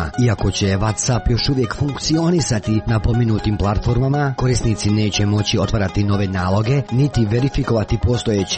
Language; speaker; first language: Croatian; native; Croatian